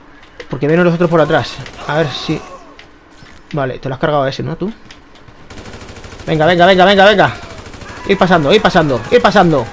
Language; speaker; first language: Spanish; native; Spanish